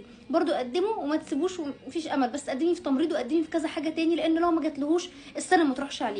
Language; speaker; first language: Arabic; native; Arabic